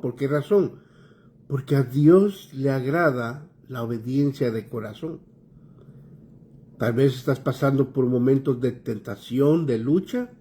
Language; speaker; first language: Spanish; native; Spanish